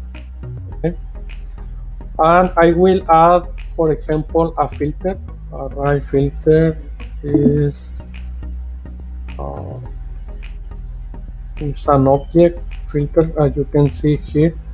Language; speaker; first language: English; non-native, fluent; Spanish